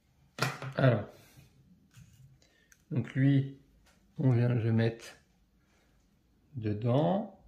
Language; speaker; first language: French; native; French